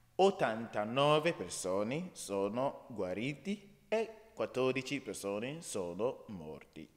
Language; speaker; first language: Italian; non-native, learner; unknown